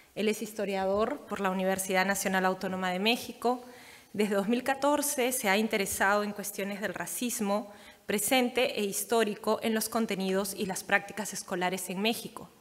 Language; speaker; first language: Spanish; native; Spanish